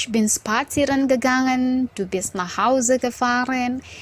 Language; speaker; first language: German; non-native, fluent; Indonesian